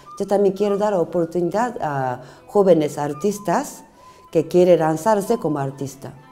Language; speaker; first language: Spanish; non-native, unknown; Japanese